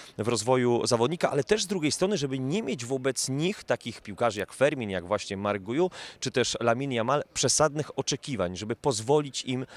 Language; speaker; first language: Polish; native; Polish